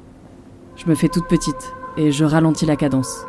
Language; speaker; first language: French; native; French